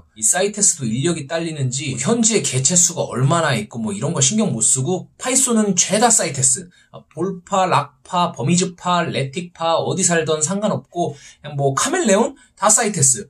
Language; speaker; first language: Korean; native; Korean